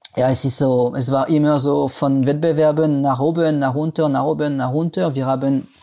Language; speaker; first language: German; non-native, fluent; French